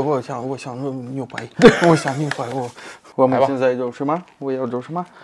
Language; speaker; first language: Chinese; non-native, learner; Russian